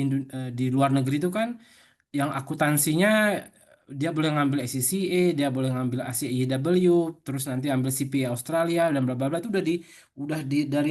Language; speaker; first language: Indonesian; native; Indonesian